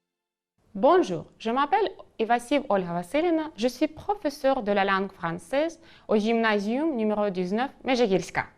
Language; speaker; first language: French; non-native, fluent; Ukrainian